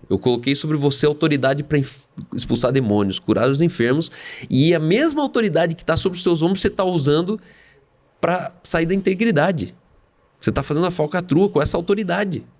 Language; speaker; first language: Portuguese; native; Portuguese